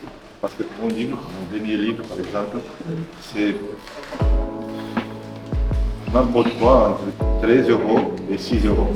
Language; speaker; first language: French; non-native, learner; Romanian